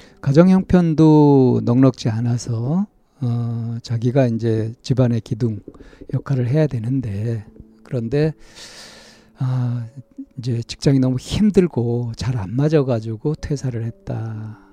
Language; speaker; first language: Korean; native; Korean